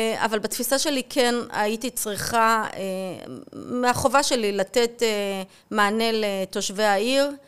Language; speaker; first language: Hebrew; native; Hebrew